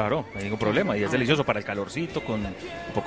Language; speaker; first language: Spanish; native; Spanish